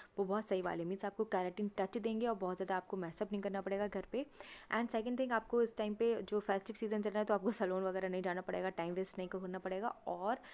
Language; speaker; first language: Hindi; native; Hindi